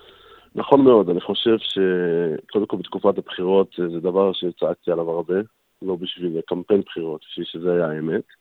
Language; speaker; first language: Hebrew; native; Hebrew